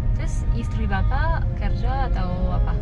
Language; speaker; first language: Indonesian; non-native, learner; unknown